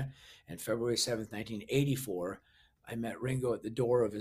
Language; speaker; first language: English; native; English